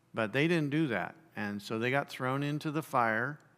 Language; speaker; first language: English; native; English